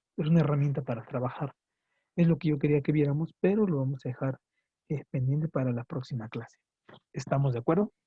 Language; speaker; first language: Spanish; native; Spanish